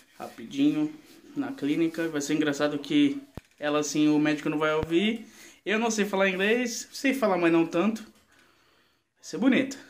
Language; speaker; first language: Portuguese; native; Portuguese